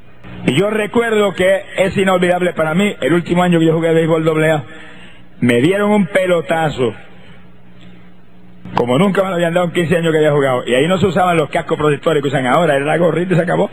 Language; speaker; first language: Spanish; native; Spanish